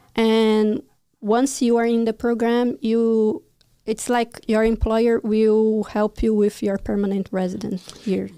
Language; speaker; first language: English; non-native, fluent; Portuguese